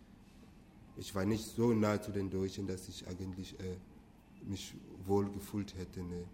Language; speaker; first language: German; non-native, fluent; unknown